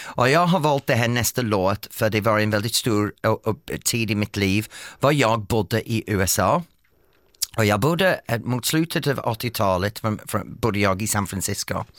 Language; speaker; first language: Swedish; non-native, fluent; English